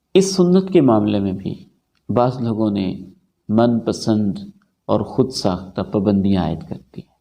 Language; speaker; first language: Urdu; non-native, local second language; Punjabi